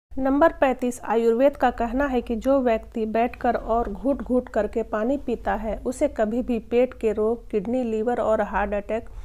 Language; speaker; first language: Hindi; native; Hindi